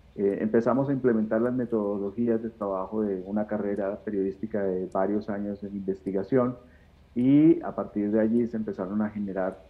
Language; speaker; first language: Spanish; native; Spanish